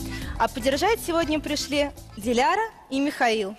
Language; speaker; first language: Russian; native; Russian